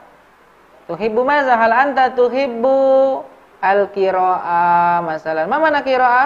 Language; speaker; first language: Arabic; non-native, learner; Indonesian